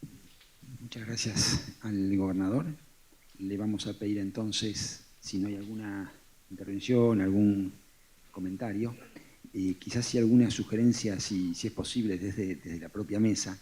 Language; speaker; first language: Spanish; native; Spanish